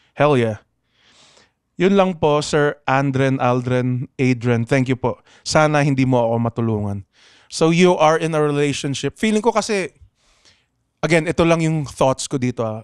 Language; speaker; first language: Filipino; non-native, local second language; Pangasinan